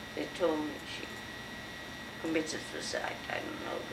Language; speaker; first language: English; non-native, fluent; French